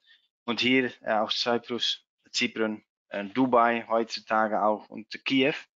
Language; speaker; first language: German; non-native, learner; Dutch